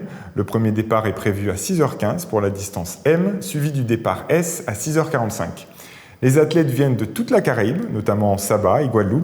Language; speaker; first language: French; native; French